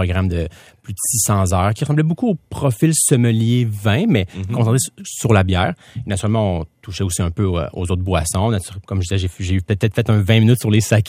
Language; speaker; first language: French; native; French